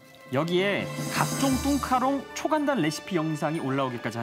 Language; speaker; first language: Korean; native; Korean